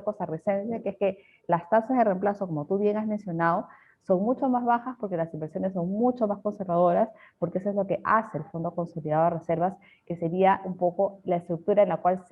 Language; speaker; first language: Spanish; native; Spanish